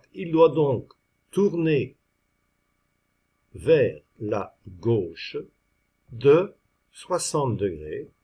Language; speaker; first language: French; native; French